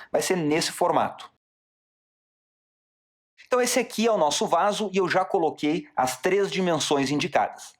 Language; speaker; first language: Portuguese; native; Portuguese